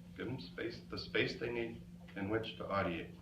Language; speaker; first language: English; native; English